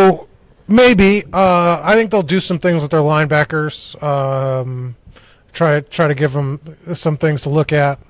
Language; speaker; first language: English; native; English